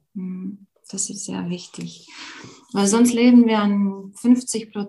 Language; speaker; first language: German; non-native, fluent; Latvian